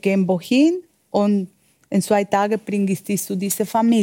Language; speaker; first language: German; non-native, fluent; Spanish